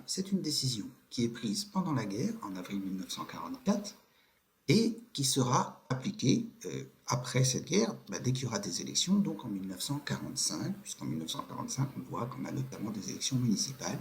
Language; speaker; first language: French; native; French